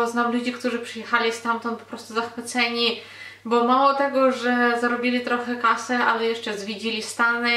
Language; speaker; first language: Polish; non-native, fluent; Ukrainian